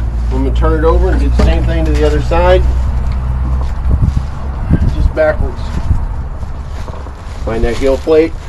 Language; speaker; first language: English; native; English